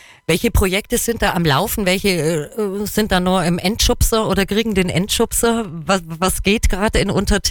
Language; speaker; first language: German; native; German